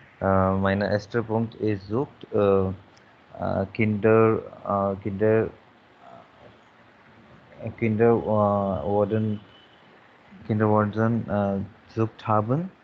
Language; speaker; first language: German; non-native, learner; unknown